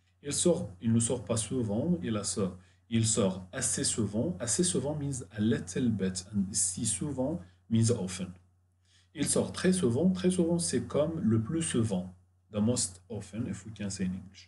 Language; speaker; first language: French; non-native, fluent; Arabic